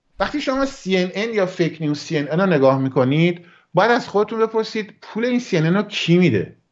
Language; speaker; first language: Persian; native; Persian